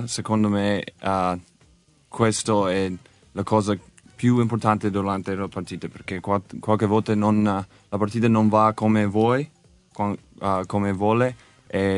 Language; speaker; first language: Italian; non-native, learner; English